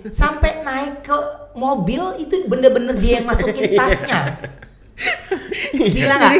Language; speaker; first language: Indonesian; native; Indonesian